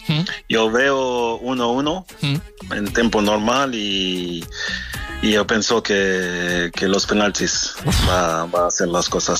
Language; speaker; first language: Spanish; non-native, fluent; French